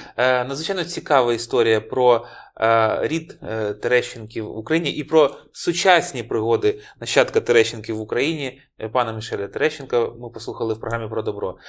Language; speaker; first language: Ukrainian; native; Ukrainian